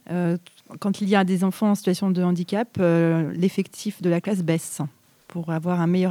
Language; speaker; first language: French; native; French